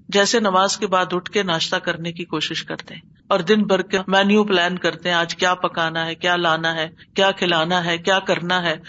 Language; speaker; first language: Urdu; native; Urdu